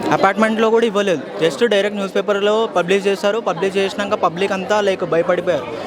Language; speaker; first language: Telugu; native; Telugu